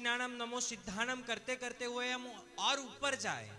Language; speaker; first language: Hindi; non-native, local second language; Gujarati